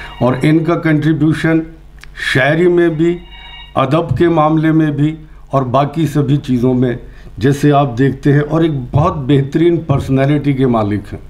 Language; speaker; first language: Urdu; native; Urdu